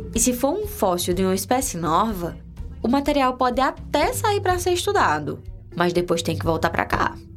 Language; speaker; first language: Portuguese; native; Portuguese